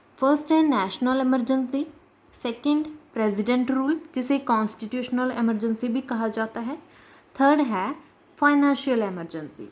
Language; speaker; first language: Hindi; native; Hindi